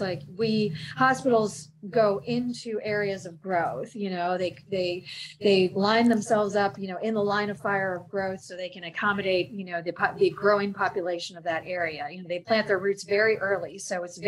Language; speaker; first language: English; native; English